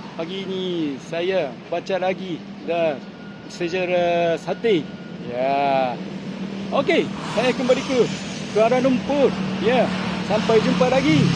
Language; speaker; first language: Malay; non-native, learner; Japanese